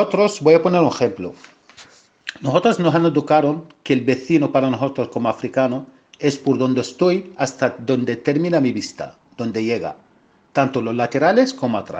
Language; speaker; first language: Spanish; non-native, fluent; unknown